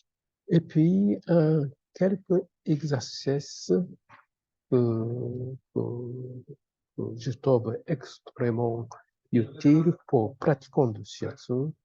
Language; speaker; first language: French; non-native, fluent; Japanese